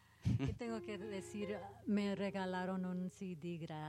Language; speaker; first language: Spanish; early bilingual, heritage; Spanish